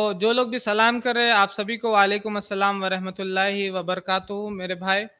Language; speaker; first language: Hindi; native; Hindi